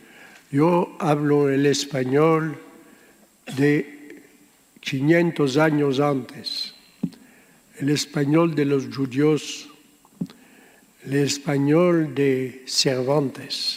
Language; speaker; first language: Spanish; early bilingual, heritage; Spanish